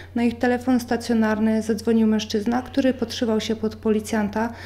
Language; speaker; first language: Polish; native; Polish